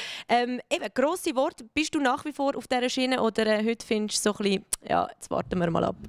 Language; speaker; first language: German; native; German